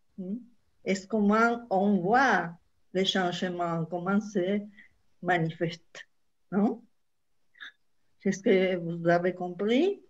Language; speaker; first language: French; non-native, learner; Spanish